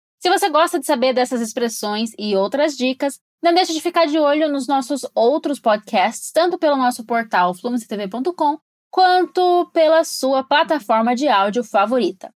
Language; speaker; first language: Portuguese; native; Portuguese